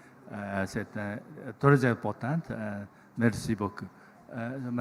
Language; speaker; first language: French; non-native, learner; Japanese